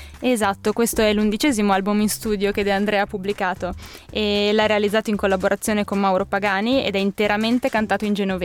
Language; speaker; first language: Italian; native; Italian